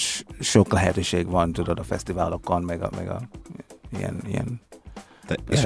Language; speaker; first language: Hungarian; non-native, fluent; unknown